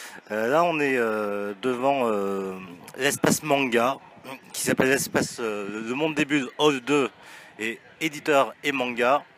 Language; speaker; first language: French; native; French